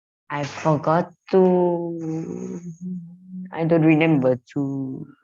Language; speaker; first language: English; non-native, learner; Vietnamese